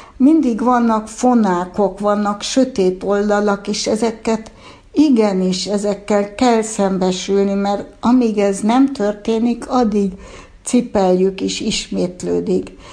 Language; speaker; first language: Hungarian; early bilingual, heritage; Hungarian